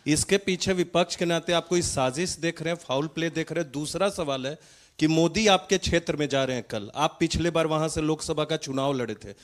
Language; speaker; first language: Hindi; native; Hindi